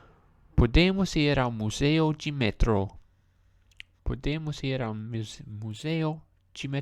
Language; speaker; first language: Portuguese; non-native, learner; English